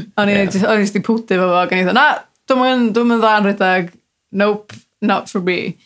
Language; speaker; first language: Welsh; native; Welsh